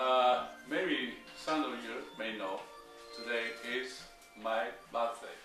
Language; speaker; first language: English; non-native, learner; Japanese